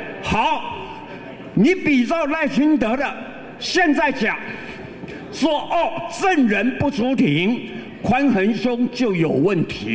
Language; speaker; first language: Chinese; native; Chinese